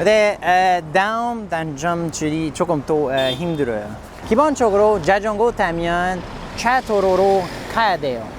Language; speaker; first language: Korean; non-native, learner; English